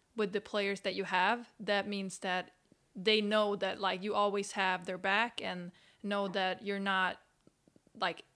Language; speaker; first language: English; non-native, fluent; Swedish